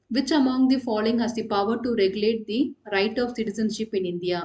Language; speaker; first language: English; non-native, local second language; Tamil